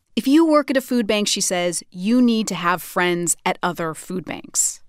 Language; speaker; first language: English; native; English